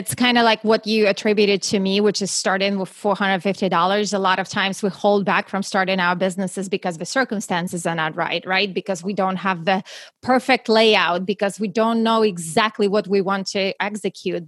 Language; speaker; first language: English; non-native, fluent; Russian